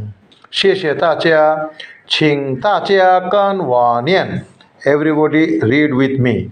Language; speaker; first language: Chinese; non-native, fluent; Bangla